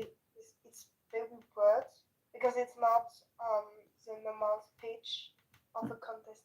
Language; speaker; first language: English; non-native, learner; French